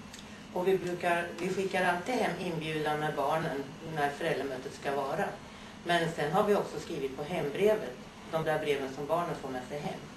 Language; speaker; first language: Swedish; native; Swedish